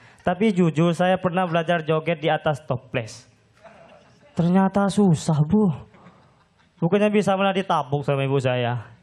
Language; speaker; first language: Indonesian; non-native, local second language; Madurese